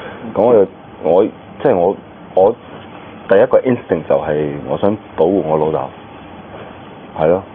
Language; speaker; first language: Cantonese; early bilingual, heritage; Cantonese